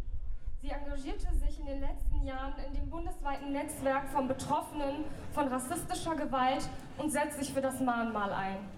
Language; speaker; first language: German; native; German